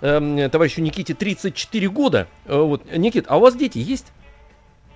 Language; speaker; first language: Russian; native; Russian